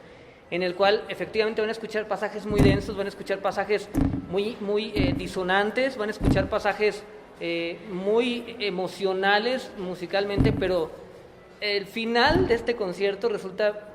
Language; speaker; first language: Spanish; native; Spanish